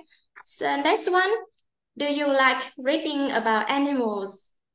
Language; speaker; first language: English; non-native, learner; Vietnamese